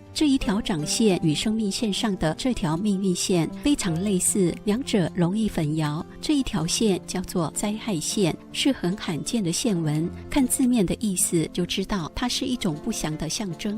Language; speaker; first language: Chinese; native; Chinese